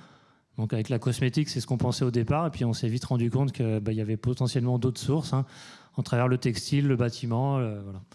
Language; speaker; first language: French; native; French